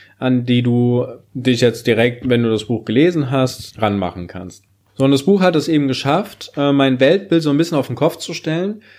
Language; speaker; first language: German; native; German